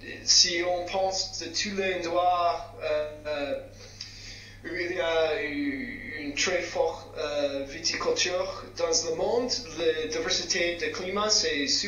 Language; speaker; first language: French; non-native, fluent; English